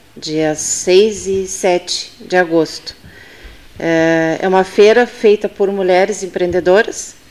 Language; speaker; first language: Portuguese; native; Portuguese